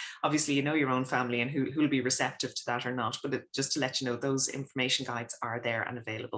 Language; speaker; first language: English; native; English